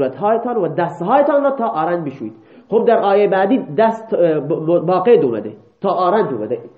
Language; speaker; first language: Persian; non-native, local second language; Baluchi